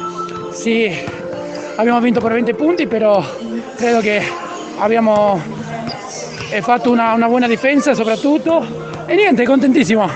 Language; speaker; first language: Italian; non-native, fluent; Spanish